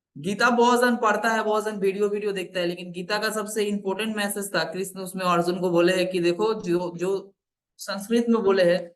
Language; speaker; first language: Hindi; non-native, local second language; Bangla